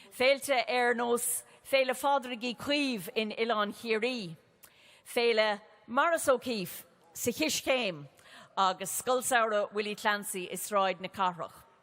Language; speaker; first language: Irish; native; Irish